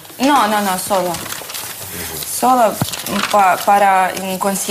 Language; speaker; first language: Spanish; non-native, learner; Russian